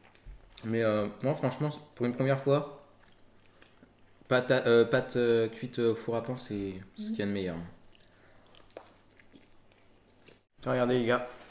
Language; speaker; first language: French; native; French